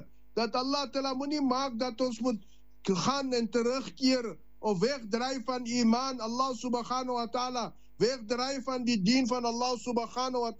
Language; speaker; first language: Dutch; non-native, learner; Afrikaans